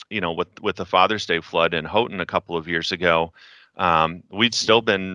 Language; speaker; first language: English; native; English